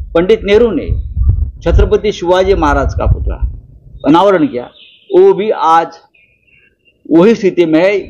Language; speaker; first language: Hindi; non-native, local second language; Marathi